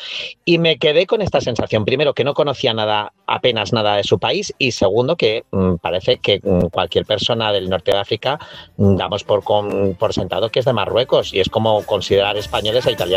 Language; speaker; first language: Spanish; native; Spanish